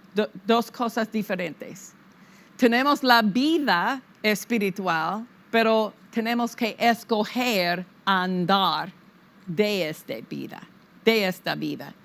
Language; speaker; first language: Spanish; non-native, fluent; English